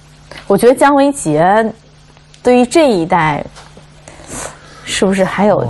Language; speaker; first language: Chinese; native; Chinese